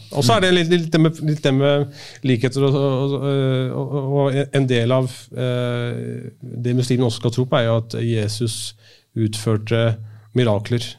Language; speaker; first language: Norwegian; early bilingual, other home language; Urdu